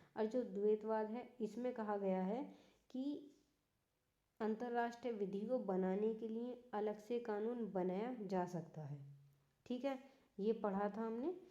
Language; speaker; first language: Hindi; native; Hindi